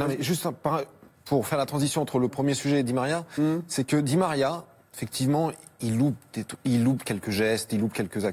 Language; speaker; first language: French; native; French